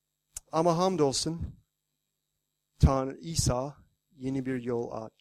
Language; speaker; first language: Turkish; non-native, fluent; English